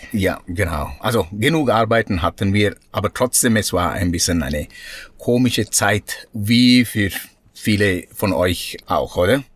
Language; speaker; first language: German; non-native, fluent; Sinhala